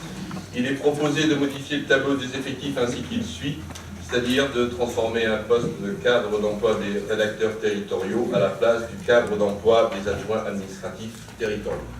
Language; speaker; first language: French; native; French